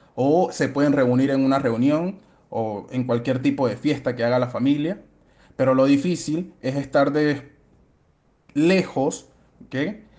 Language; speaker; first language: Spanish; native; Spanish